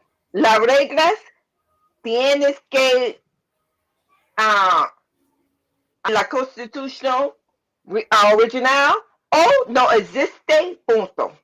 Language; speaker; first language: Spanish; non-native, learner; English